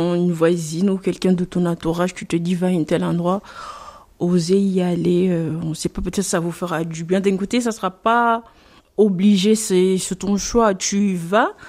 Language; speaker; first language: French; non-native, local second language; Comorian